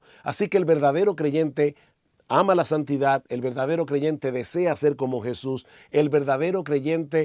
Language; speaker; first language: Spanish; native; Spanish